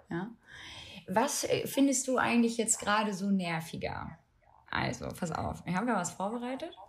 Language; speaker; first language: German; early bilingual, other home language; Albanian